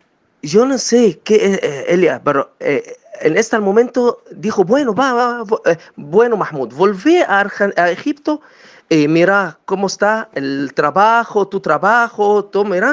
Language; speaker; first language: Spanish; non-native, learner; Arabic